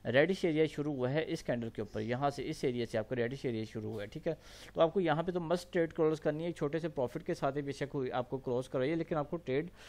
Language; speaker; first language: Urdu; non-native, local second language; Punjabi